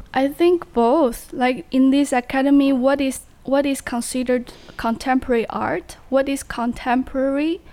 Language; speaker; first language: English; non-native, fluent; Chinese